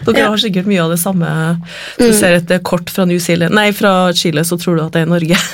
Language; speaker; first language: Norwegian; native; Norwegian